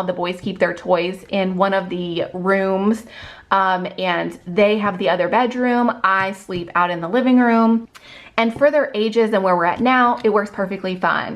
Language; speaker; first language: English; native; English